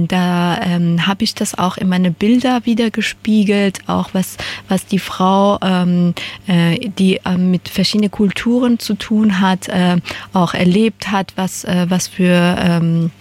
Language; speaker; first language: German; non-native, fluent; Persian